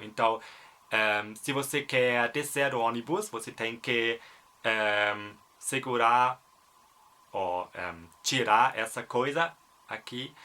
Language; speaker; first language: Portuguese; non-native, fluent; German